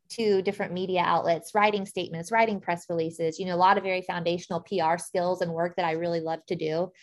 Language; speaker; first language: English; native; English